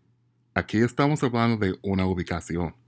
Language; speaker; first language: Spanish; non-native, fluent; English